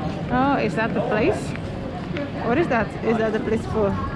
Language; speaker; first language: English; non-native, fluent; Portuguese